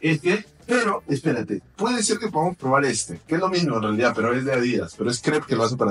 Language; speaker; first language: Spanish; native; Spanish